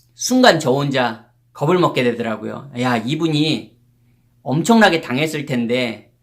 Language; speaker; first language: Korean; native; Korean